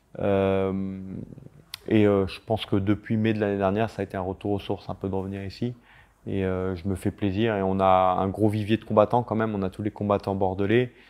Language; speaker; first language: French; native; French